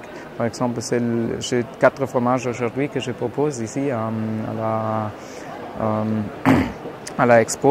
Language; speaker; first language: French; non-native, fluent; German